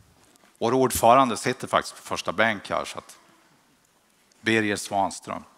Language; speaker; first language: Swedish; native; Swedish